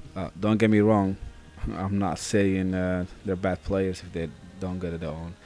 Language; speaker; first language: English; non-native, fluent; Dutch